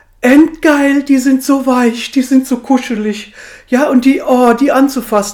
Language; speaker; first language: German; native; German